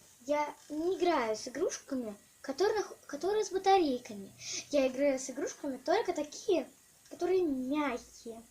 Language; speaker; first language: Russian; native; Russian